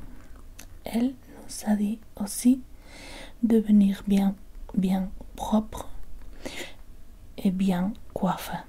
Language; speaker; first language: French; non-native, learner; Spanish